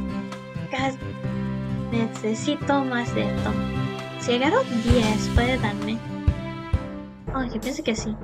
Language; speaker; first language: Spanish; early bilingual, heritage; Spanish